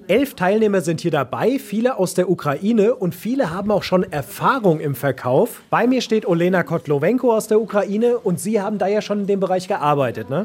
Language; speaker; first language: German; native; German